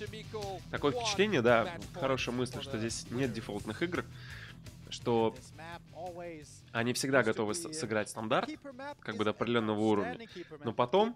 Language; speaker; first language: Russian; native; Russian